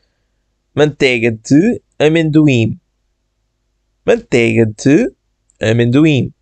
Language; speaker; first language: Portuguese; non-native, fluent; Bangla